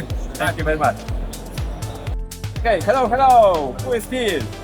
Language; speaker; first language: English; non-native, learner; Polish